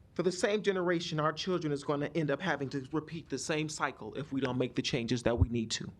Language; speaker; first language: English; native; English